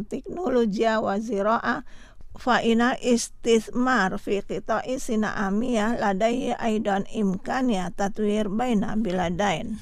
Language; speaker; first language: Arabic; non-native, fluent; Indonesian